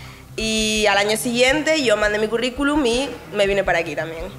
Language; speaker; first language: Spanish; native; Spanish